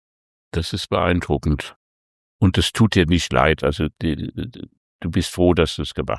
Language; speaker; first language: German; native; German